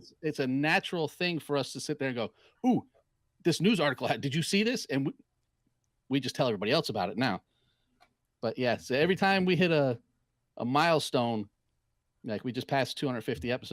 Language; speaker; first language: English; native; English